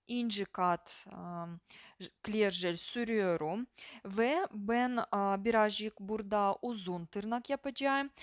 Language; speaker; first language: Turkish; non-native, fluent; Russian